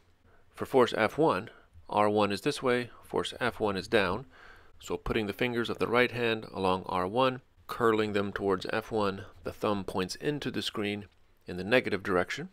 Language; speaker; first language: English; native; English